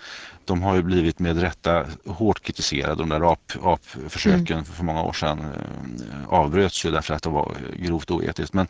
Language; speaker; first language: Swedish; native; Swedish